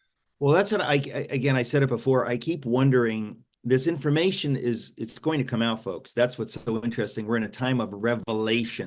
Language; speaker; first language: English; native; English